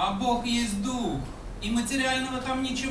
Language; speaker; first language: Polish; non-native, learner; Russian